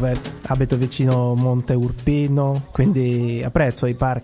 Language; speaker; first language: Italian; non-native, learner; Czech